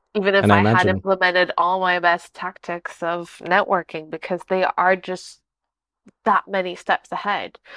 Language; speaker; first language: English; non-native, fluent; Portuguese